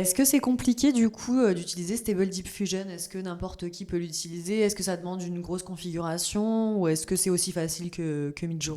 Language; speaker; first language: French; native; French